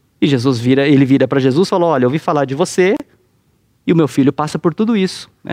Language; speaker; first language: Portuguese; native; Portuguese